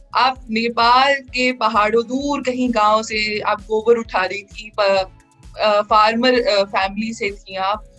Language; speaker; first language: Hindi; native; Hindi